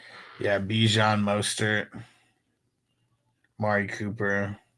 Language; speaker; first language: English; native; English